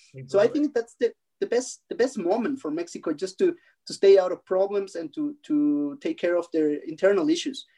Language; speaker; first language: English; non-native, fluent; Spanish